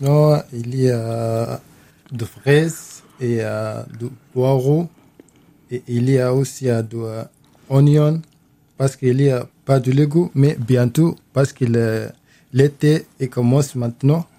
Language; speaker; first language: French; non-native, learner; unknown